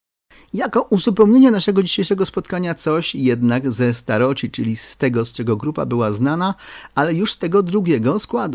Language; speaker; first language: Polish; native; Polish